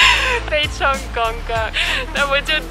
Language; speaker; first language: Chinese; non-native, fluent; French